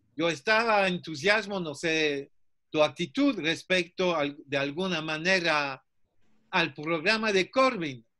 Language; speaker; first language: Spanish; non-native, fluent; French